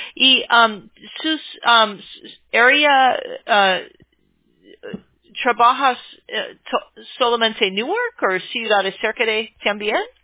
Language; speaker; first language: Spanish; non-native, learner; English